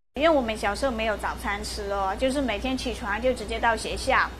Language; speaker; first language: Chinese; native; Chinese